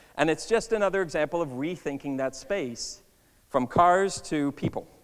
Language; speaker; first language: English; native; English